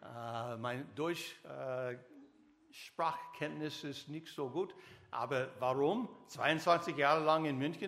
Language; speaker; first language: German; non-native, learner; English